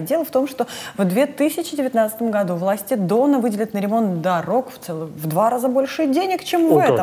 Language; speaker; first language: Russian; native; Russian